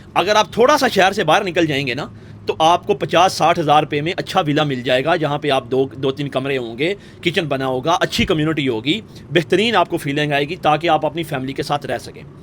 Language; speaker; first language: Urdu; native; Urdu